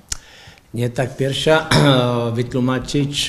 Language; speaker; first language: Polish; non-native, learner; Czech